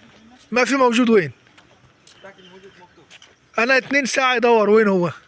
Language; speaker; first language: Arabic; native; Arabic